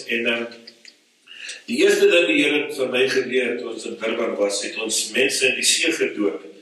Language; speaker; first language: Afrikaans; non-native, fluent; English